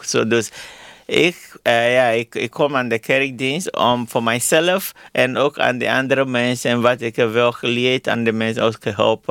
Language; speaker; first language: Dutch; non-native, learner; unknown